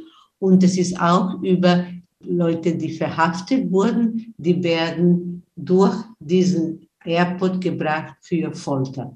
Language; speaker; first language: German; non-native, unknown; Spanish